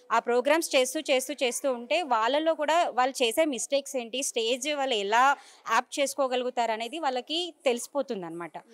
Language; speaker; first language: Telugu; native; Telugu